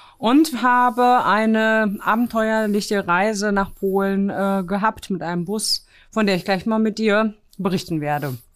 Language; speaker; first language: German; early bilingual, other home language; Polish